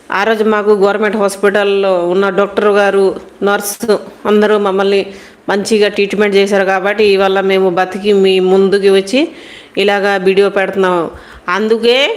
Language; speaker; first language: Telugu; non-native, local second language; Hindi